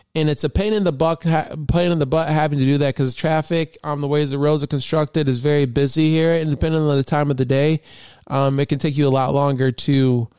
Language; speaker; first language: English; native; English